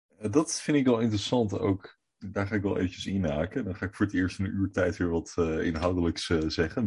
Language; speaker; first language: Dutch; native; Dutch